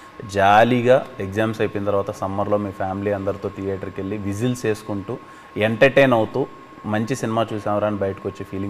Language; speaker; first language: Telugu; native; Telugu